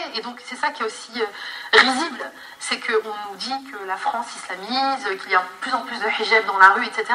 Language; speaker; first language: French; native; French